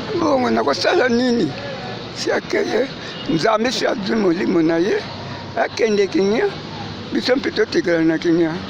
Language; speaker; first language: Lingala; non-native, local second language; Kongo